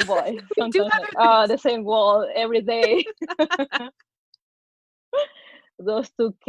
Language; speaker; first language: English; non-native, fluent; Spanish